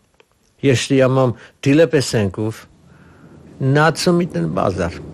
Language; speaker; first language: Polish; non-native, learner; Armenian